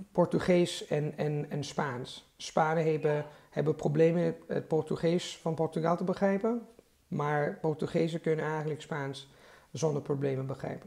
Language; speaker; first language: Dutch; non-native, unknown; Italian